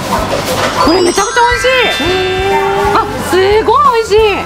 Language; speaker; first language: Japanese; native; Japanese